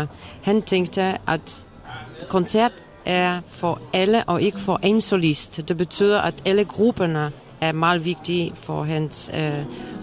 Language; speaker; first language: Danish; non-native, fluent; Polish